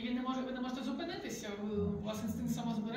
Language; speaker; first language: Ukrainian; native; Ukrainian